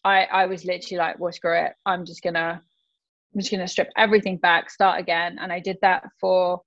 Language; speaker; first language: English; native; English